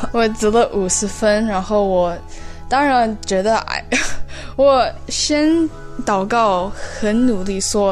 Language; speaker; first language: Chinese; early bilingual, heritage; Chinese